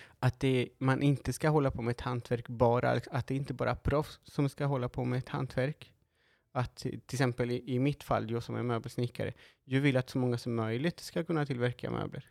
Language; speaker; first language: Swedish; non-native, fluent; Spanish